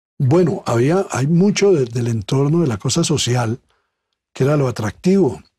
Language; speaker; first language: Spanish; native; Spanish